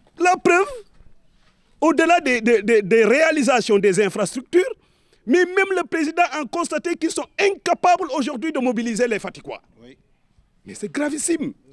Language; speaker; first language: French; non-native, local second language; Serer